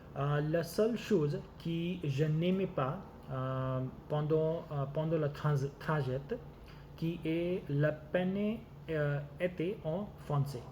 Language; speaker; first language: French; non-native, learner; Gujarati